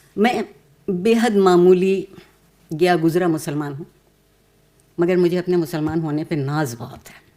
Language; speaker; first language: Urdu; native; Urdu